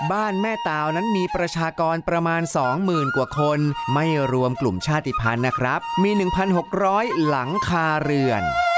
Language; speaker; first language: Thai; native; Thai